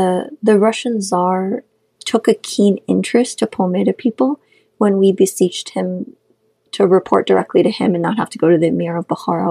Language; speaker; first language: English; non-native, fluent; Shughni